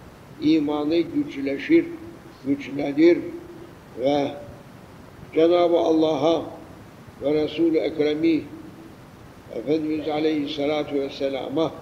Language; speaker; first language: Turkish; native; Turkish